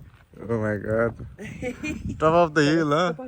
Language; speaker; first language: English; non-native, learner; Nepali